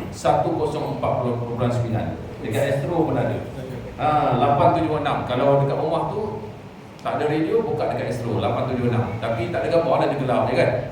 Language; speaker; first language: Malay; native; Malay